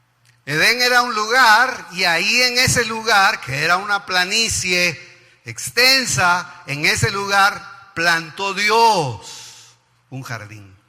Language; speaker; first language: Spanish; native; Spanish